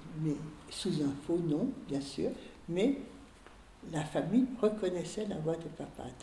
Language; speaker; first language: French; early bilingual, other home language; Hungarian